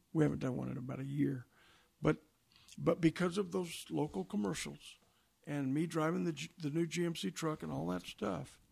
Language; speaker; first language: English; native; English